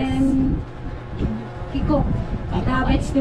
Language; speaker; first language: English; non-native, learner; Filipino